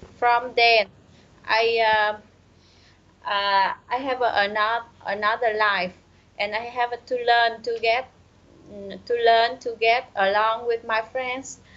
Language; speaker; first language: English; non-native, learner; Vietnamese